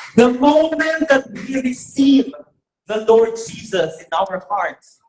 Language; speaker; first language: English; non-native, local second language; Filipino